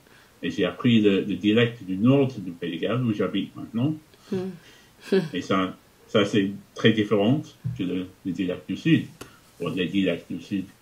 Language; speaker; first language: French; non-native, fluent; English